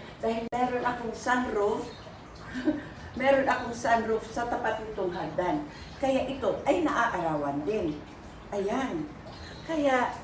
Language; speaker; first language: Filipino; non-native, local second language; Iloko